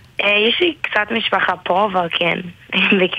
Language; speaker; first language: Hebrew; non-native, learner; English